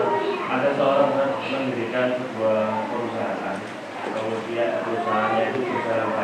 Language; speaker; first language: Indonesian; native; Indonesian